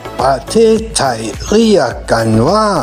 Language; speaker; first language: Thai; non-native, fluent; German